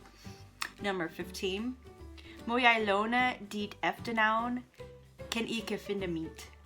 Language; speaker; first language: Danish; non-native, learner; English